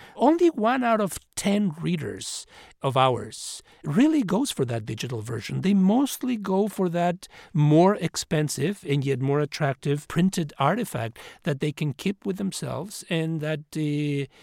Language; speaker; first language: English; non-native, fluent; Spanish